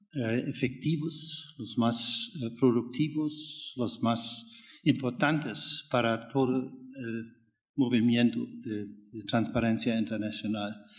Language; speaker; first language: Spanish; non-native, fluent; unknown